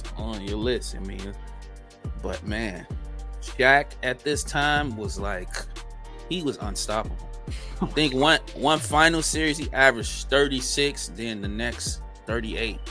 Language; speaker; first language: English; native; English